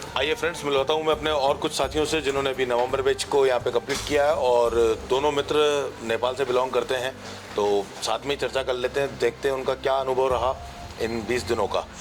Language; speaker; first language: Hindi; native; Hindi